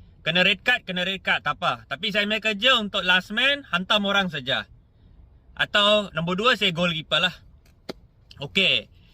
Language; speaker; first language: Malay; non-native, local second language; Punjabi